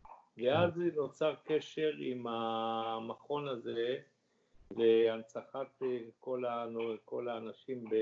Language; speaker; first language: Hebrew; early bilingual, other home language; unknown